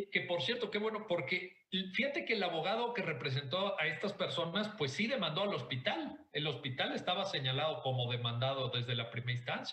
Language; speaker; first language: Spanish; native; Spanish